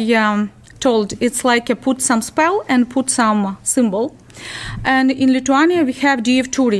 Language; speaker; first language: English; non-native, learner; Ukrainian